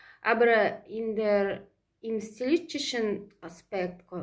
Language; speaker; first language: German; non-native, fluent; Russian